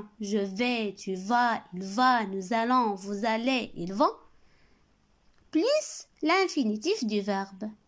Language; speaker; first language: French; non-native, local second language; Arabic